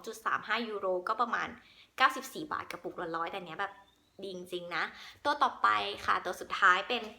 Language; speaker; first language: Thai; native; Thai